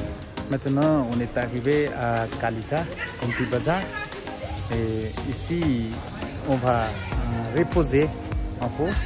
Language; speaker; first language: French; non-native, learner; Nepali